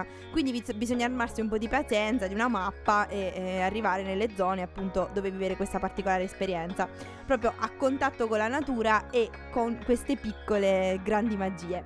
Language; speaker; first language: Italian; native; Italian